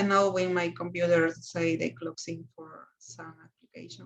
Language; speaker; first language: English; non-native, learner; Spanish